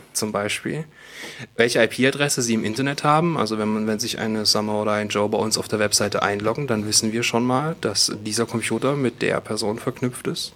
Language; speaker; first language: German; native; German